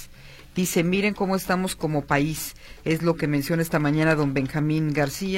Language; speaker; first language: Spanish; native; Spanish